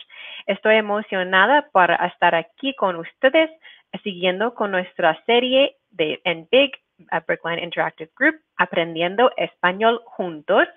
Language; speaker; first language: Spanish; non-native, fluent; English